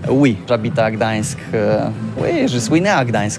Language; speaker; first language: French; non-native, learner; Polish